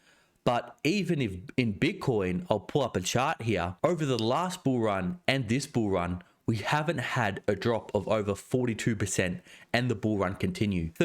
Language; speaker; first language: English; native; English